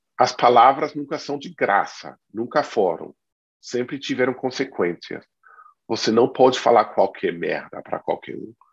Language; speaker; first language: Portuguese; non-native, fluent; English